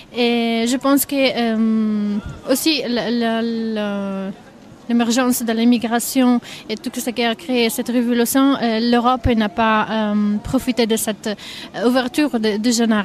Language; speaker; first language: French; non-native, fluent; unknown